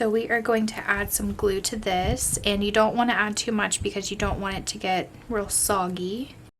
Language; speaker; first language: English; native; English